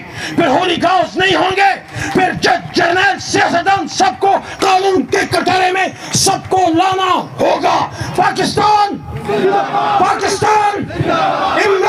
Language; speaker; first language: Urdu; native; Urdu